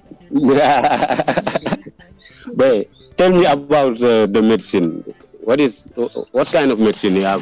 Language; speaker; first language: English; non-native, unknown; Wolof